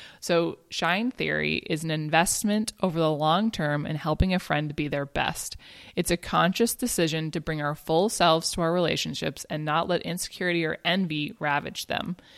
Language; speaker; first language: English; native; English